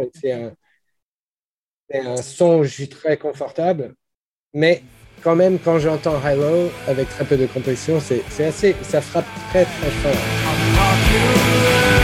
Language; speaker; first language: French; non-native, fluent; English